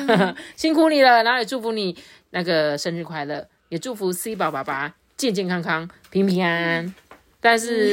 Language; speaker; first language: Chinese; native; Chinese